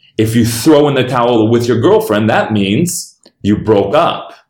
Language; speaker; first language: English; native; English